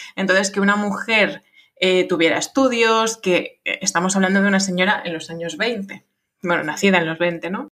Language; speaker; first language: Spanish; non-native, fluent; French